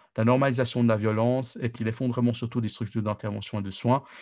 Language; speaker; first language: French; native; French